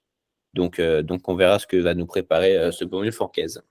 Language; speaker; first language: French; native; French